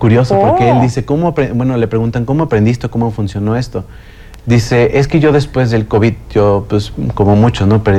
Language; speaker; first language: Spanish; native; Spanish